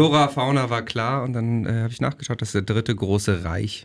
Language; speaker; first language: German; native; German